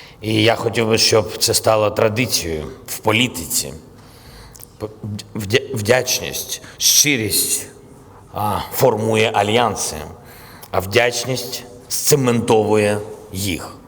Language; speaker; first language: Ukrainian; non-native, local second language; Russian